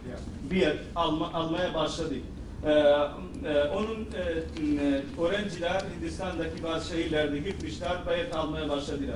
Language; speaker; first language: Turkish; non-native, fluent; Urdu